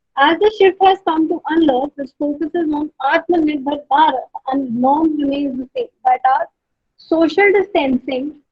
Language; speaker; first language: English; non-native, local second language; Hindi